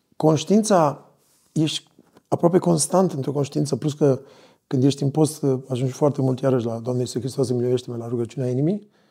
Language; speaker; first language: Romanian; native; Romanian